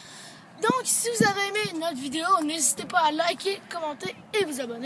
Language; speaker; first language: French; native; French